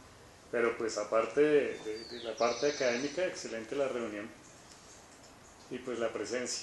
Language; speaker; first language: Spanish; native; Spanish